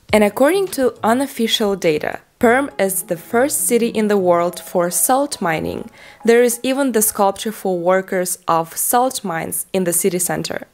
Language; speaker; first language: English; non-native, fluent; Russian